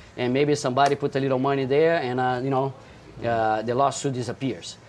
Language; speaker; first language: English; non-native, fluent; Portuguese